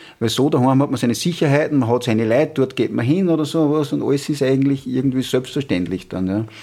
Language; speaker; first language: German; native; German